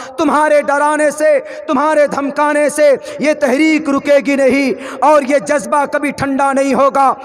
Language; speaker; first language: Urdu; native; Urdu